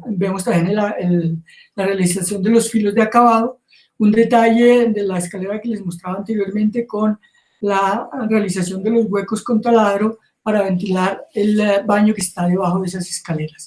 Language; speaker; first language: Spanish; native; Spanish